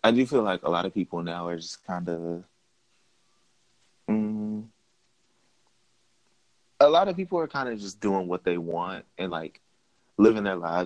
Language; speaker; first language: English; native; English